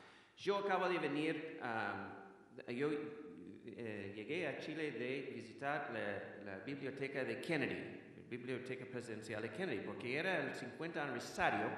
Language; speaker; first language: Spanish; non-native, fluent; English